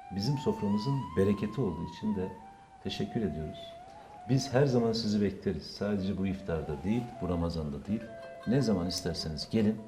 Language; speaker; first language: Turkish; native; Turkish